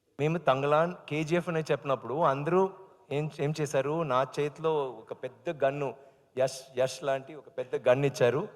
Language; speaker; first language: Telugu; non-native, learner; Tamil